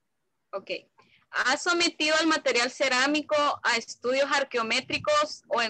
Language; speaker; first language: Spanish; native; Spanish